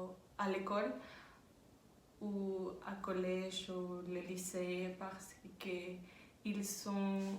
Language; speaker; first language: French; non-native, learner; Spanish